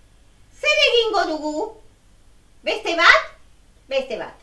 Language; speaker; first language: Basque; non-native, learner; Spanish